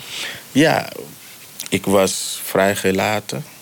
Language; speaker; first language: Dutch; non-native, learner; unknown